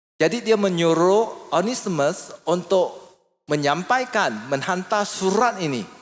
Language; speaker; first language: Malay; non-native, local second language; English